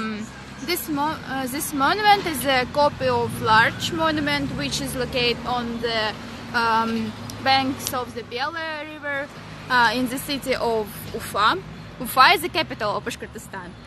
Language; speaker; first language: English; non-native, learner; Russian